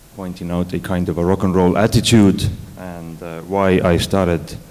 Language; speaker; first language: English; non-native, fluent; Estonian